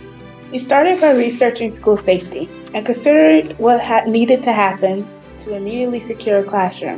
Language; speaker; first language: English; native; English